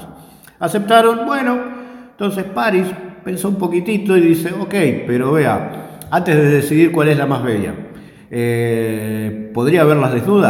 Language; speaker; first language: Spanish; native; Spanish